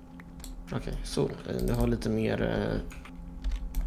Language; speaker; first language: Swedish; non-native, fluent; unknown